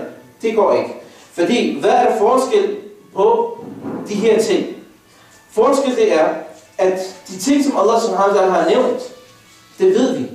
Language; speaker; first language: Danish; non-native, fluent; Arabic